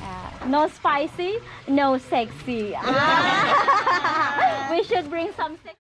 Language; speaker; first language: English; non-native, learner; Balinese